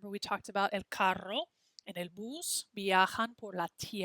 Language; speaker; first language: Spanish; non-native, fluent; English